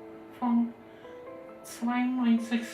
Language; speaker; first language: German; non-native, fluent; Czech